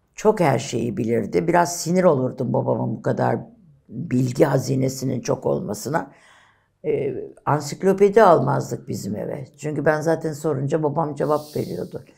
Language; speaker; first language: Turkish; native; Turkish